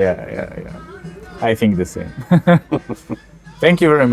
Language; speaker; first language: English; non-native, learner; Polish